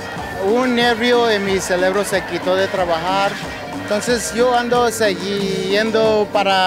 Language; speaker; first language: Spanish; early bilingual, heritage; Spanish